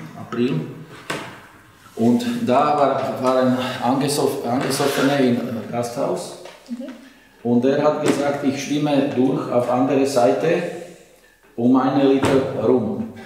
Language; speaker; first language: German; non-native, learner; Slovak